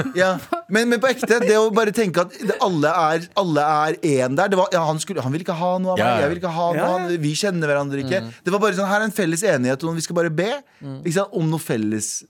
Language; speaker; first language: Norwegian; native; Norwegian